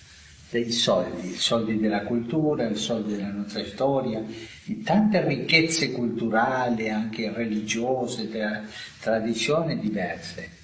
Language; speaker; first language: Italian; early bilingual, heritage; Italian